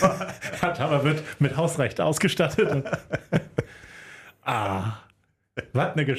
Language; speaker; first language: German; native; German